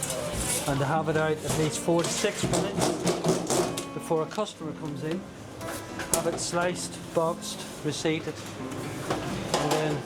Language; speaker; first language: English; native; English